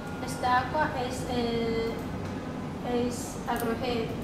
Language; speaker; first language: Spanish; non-native, learner; Chinese